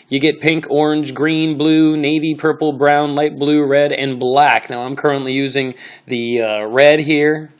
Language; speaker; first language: English; native; English